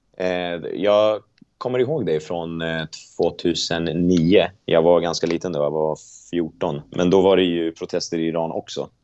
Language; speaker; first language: Swedish; native; Swedish